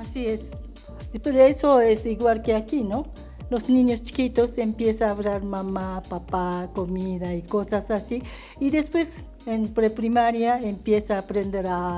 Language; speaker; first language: Spanish; non-native, fluent; Japanese